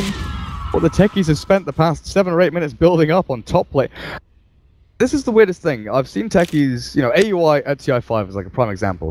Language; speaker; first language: English; native; English